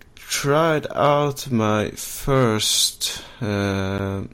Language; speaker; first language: English; non-native, fluent; Swedish